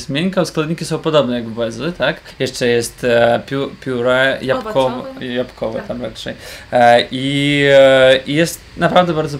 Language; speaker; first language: Polish; non-native, learner; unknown